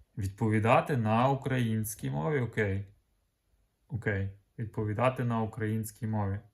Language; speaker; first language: Ukrainian; native; Ukrainian